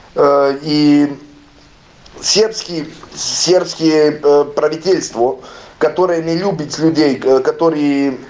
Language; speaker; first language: Russian; non-native, learner; Serbian